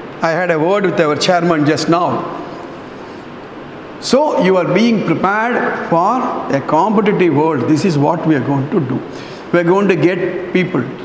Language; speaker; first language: English; non-native, local second language; Tamil